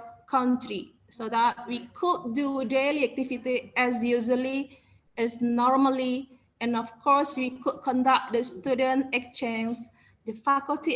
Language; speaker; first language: English; non-native, learner; Indonesian